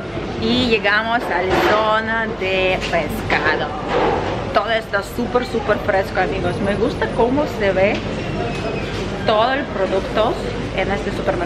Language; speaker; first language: Spanish; non-native, learner; Ukrainian